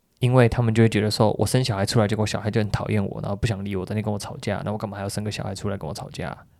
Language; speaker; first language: Chinese; native; Chinese